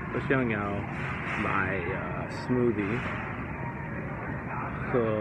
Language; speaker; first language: Chinese; non-native, learner; English